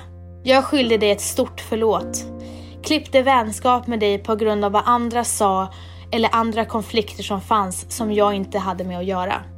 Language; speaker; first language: Swedish; native; Swedish